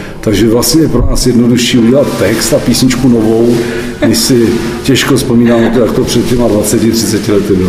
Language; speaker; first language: Czech; native; Czech